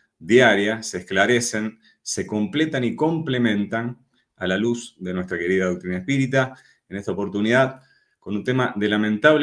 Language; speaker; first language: Spanish; native; Spanish